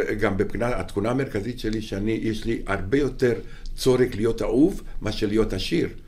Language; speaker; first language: Hebrew; non-native, fluent; Romanian